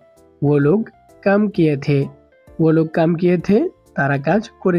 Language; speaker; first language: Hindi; non-native, learner; Bangla